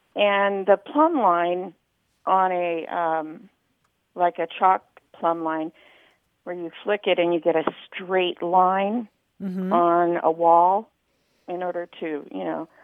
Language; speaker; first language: English; native; English